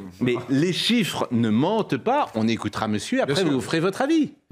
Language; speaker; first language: French; native; French